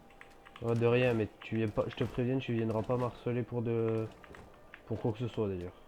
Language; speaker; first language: French; native; French